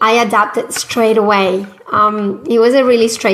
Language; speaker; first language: English; non-native, fluent; Spanish